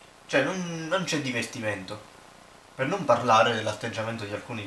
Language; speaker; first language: Italian; native; Italian